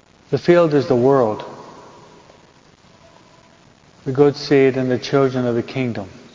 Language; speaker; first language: English; native; English